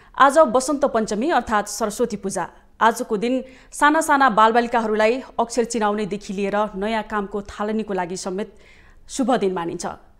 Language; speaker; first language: Nepali; native; Nepali